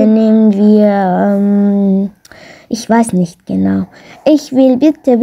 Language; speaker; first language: German; non-native, learner; Arabic